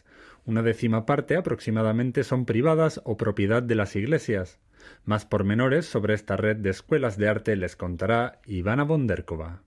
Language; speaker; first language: Spanish; native; Spanish